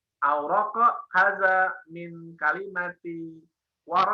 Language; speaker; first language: Arabic; non-native, fluent; Indonesian